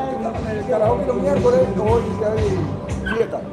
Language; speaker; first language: Spanish; native; Spanish